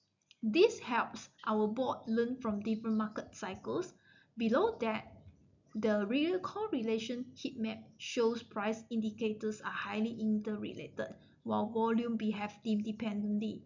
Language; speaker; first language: English; non-native, local second language; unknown